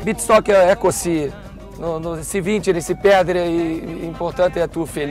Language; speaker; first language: Italian; non-native, learner; Portuguese